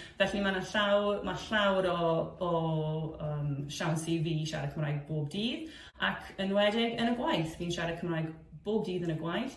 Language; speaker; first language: Welsh; non-native, fluent; English